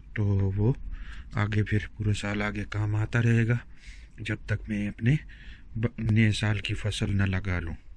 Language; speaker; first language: Urdu; native; Urdu